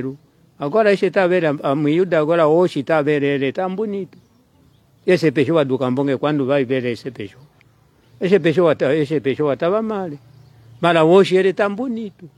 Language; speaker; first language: Portuguese; non-native, local second language; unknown